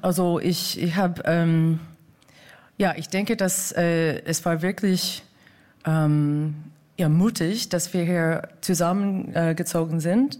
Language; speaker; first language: German; non-native, fluent; English